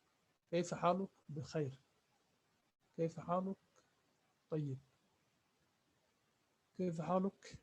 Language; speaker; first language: Arabic; non-native, fluent; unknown